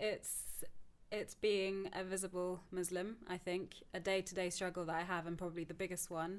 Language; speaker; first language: English; early bilingual, other home language; Turkish